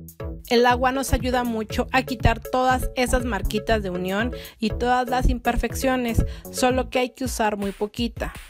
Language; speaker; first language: Spanish; native; Spanish